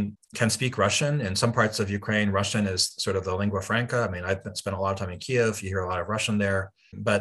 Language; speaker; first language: English; native; English